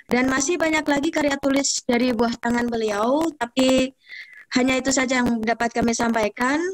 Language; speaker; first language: Indonesian; native; Indonesian